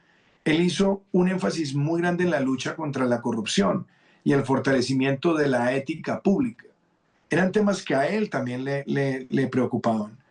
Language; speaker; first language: Spanish; native; Spanish